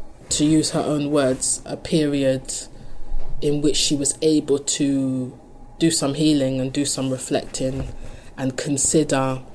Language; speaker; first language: English; native; English